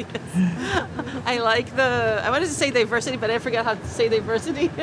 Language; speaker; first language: English; non-native, learner; Khmer